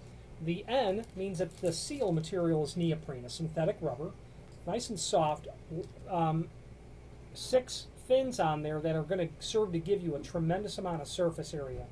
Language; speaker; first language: English; native; English